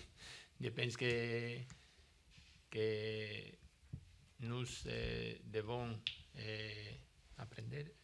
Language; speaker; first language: French; non-native, learner; Spanish